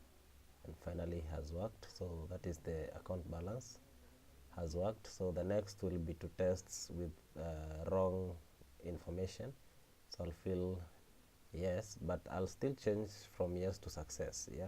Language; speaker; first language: English; non-native, local second language; Swahili